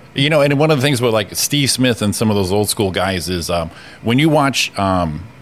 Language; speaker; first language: English; native; English